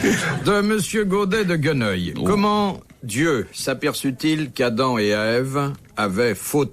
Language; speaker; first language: French; native; French